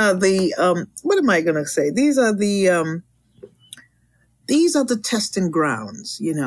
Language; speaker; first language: English; non-native, local second language; Yoruba